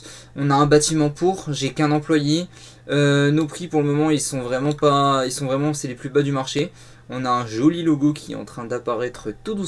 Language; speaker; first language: French; native; French